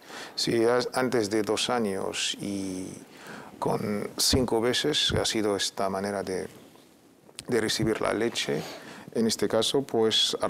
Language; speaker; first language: Spanish; native; Spanish